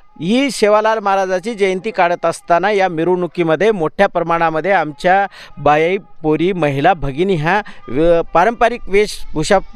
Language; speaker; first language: Marathi; non-native, local second language; Lambadi